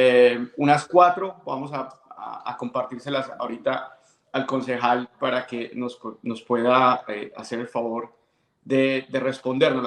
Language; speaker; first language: Spanish; native; Spanish